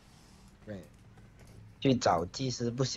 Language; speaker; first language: Chinese; non-native, learner; Russian